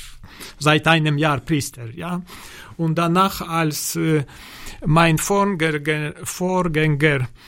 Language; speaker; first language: German; non-native, learner; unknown